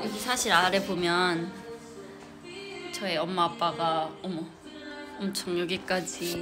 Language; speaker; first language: Korean; early bilingual, heritage; English